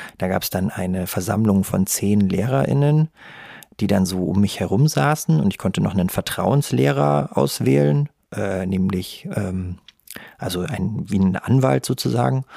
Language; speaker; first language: German; early bilingual, other home language; Russian